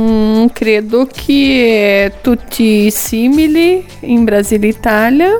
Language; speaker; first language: Italian; non-native, learner; Portuguese